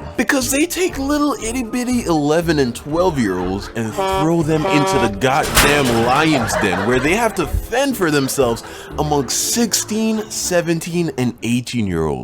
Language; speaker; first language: English; native; English